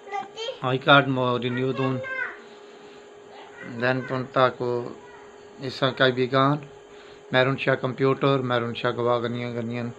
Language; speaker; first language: Filipino; non-native, learner; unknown